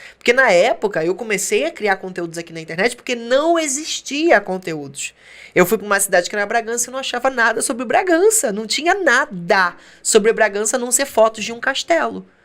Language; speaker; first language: Portuguese; native; Portuguese